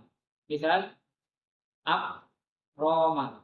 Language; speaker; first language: Arabic; non-native, fluent; Malay